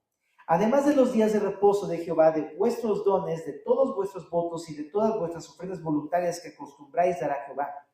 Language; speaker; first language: Spanish; native; Spanish